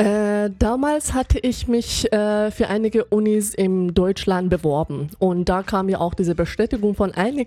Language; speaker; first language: German; non-native, fluent; Persian